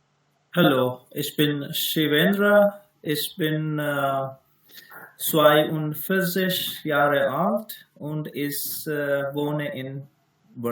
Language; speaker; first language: German; non-native, learner; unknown